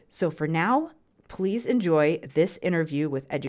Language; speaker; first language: English; native; English